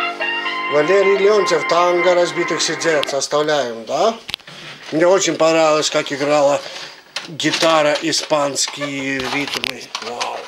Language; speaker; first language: Russian; native; Russian